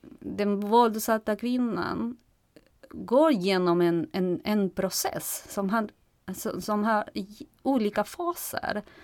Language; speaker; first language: Swedish; non-native, fluent; Spanish